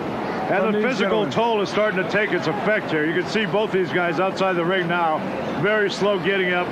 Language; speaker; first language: English; native; English